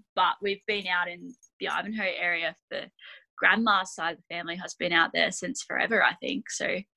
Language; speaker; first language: English; native; English